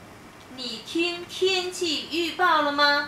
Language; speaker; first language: Chinese; non-native, learner; Spanish